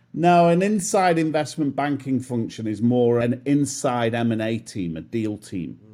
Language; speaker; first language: English; native; English